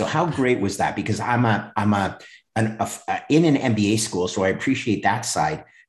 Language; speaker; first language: English; native; English